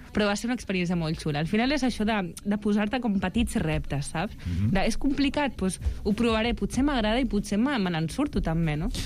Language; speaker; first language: Catalan; early bilingual, other home language; Arabic